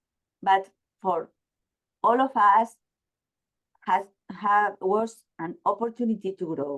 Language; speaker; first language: English; non-native, learner; Spanish